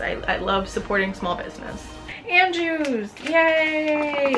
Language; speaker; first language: English; native; English